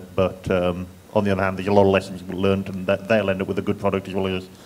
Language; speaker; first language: English; native; English